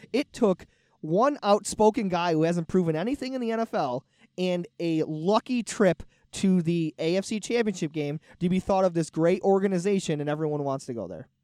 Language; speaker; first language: English; native; English